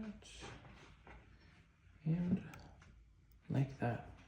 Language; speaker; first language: English; native; English